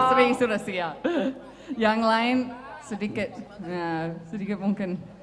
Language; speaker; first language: Indonesian; non-native, fluent; English